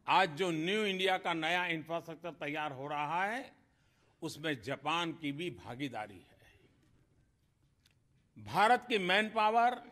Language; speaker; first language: Hindi; native; Hindi